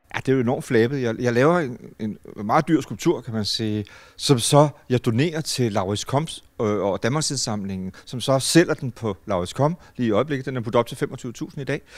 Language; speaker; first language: Danish; native; Danish